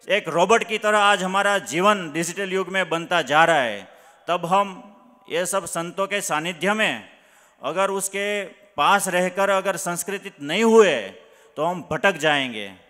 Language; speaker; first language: Hindi; non-native, local second language; Gujarati